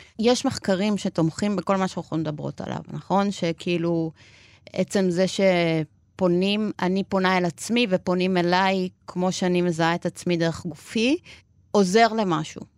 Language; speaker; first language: Hebrew; non-native, fluent; Spanish